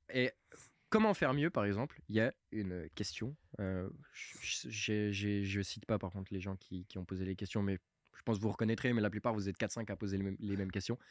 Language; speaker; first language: French; early bilingual, other home language; Portuguese